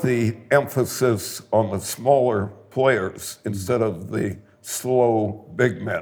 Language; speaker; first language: English; native; English